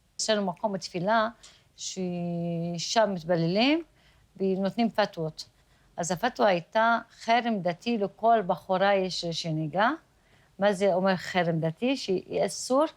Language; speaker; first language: Hebrew; non-native, local second language; Arabic